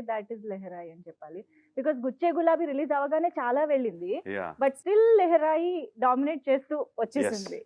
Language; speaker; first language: Telugu; native; Telugu